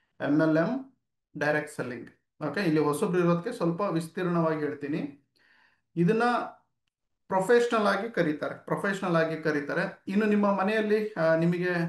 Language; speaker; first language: Kannada; native; Kannada